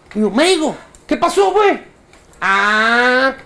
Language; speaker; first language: Spanish; native; Spanish